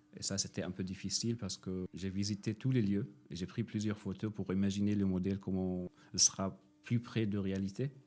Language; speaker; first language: French; non-native, fluent; Arabic